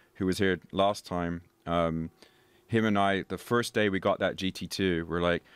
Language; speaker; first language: English; native; English